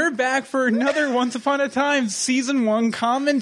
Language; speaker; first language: English; native; English